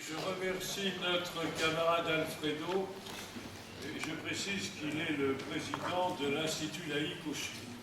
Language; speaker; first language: French; native; French